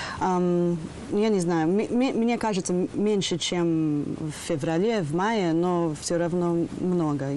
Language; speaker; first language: Russian; non-native, fluent; English